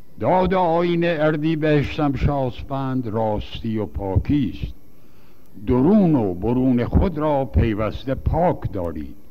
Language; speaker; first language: Persian; native; Persian